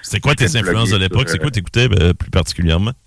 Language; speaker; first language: French; native; French